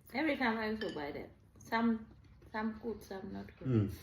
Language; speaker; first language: English; non-native, learner; Thai